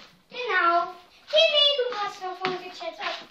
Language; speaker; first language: German; early bilingual, heritage; German